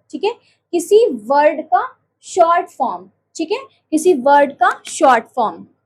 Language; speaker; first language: Hindi; native; Hindi